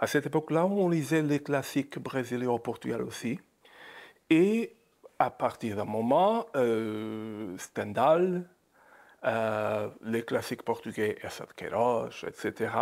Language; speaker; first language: French; non-native, fluent; Portuguese